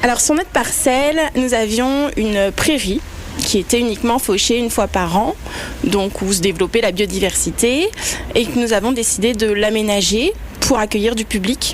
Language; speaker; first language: French; native; French